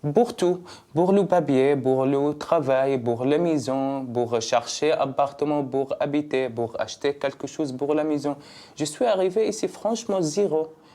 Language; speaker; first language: French; non-native, learner; Arabic